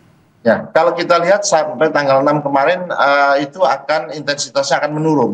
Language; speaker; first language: Indonesian; native; Indonesian